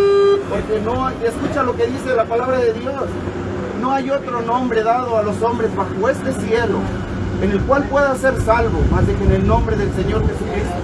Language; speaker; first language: Spanish; native; Spanish